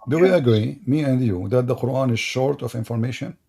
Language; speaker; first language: English; non-native, fluent; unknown